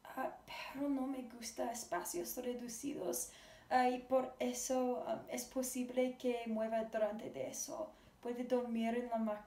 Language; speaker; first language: Spanish; non-native, learner; English